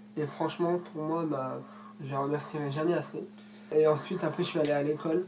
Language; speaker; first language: French; early bilingual, other home language; Russian